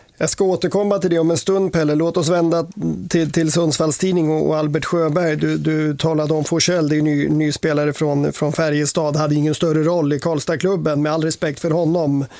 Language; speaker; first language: Swedish; native; Swedish